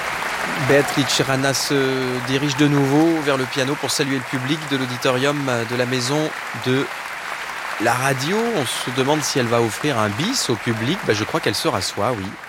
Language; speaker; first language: French; native; French